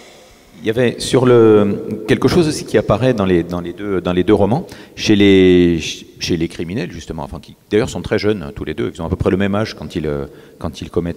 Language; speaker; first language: French; native; French